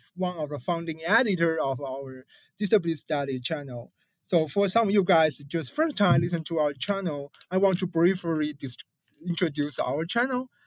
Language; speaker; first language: English; non-native, fluent; Chinese